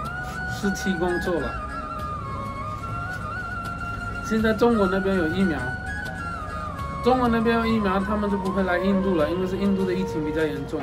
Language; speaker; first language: Chinese; non-native, fluent; Hindi